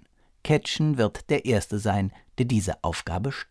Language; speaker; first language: German; native; German